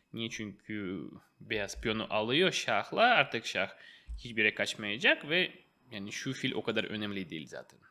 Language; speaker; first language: Turkish; non-native, fluent; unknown